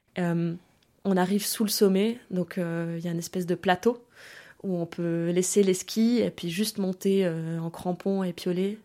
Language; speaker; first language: French; early bilingual, other home language; German